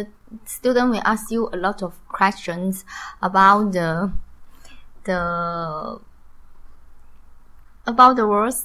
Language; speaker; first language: English; non-native, learner; Chinese